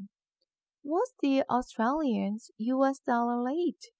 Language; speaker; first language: English; non-native, fluent; Korean